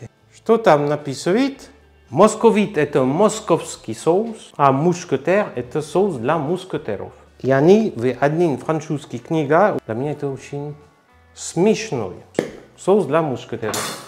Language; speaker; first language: Russian; non-native, learner; French